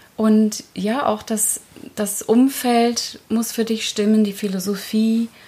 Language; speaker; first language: German; early bilingual, other home language; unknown